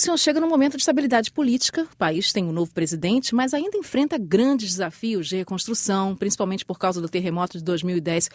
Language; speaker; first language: Portuguese; native; Portuguese